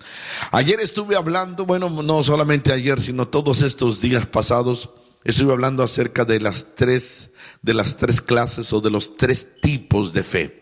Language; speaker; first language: Spanish; native; Spanish